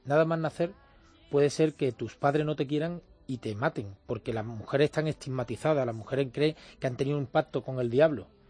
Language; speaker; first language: Spanish; native; Spanish